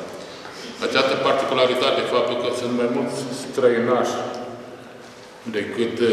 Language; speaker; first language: Romanian; native; Romanian